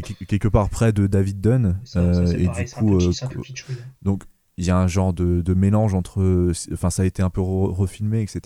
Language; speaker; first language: French; native; French